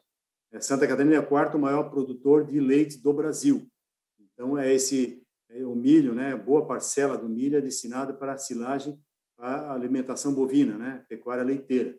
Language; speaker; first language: Portuguese; native; Portuguese